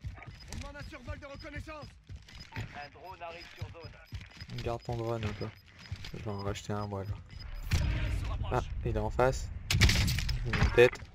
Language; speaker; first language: French; native; French